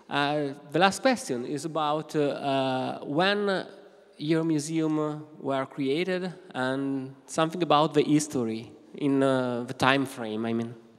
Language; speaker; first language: English; non-native, fluent; Italian